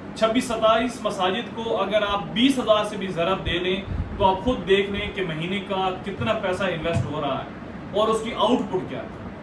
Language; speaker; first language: Urdu; non-native, local second language; Punjabi